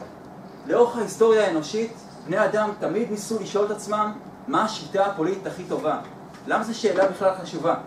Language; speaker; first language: Hebrew; native; Hebrew